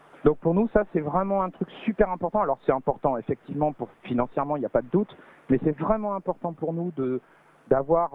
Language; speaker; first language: French; native; French